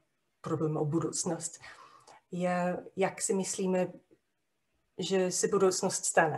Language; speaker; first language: Czech; non-native, fluent; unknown